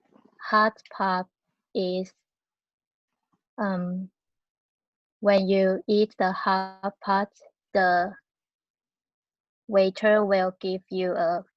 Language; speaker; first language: English; non-native, learner; Chinese